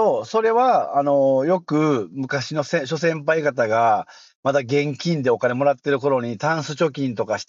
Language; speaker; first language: Japanese; native; Japanese